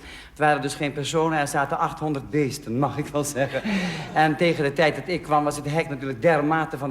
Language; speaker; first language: Dutch; native; Dutch